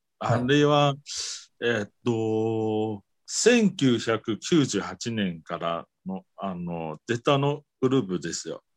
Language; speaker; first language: Japanese; non-native, learner; Chinese